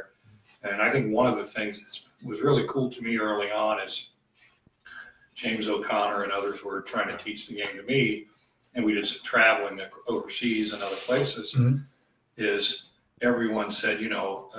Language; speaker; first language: English; native; English